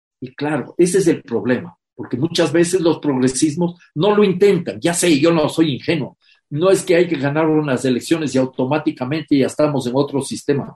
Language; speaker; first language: Spanish; native; Spanish